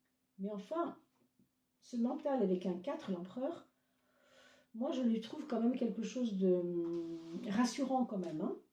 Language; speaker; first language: French; native; French